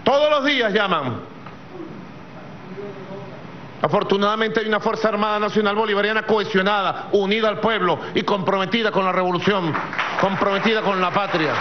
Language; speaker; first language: Spanish; native; Spanish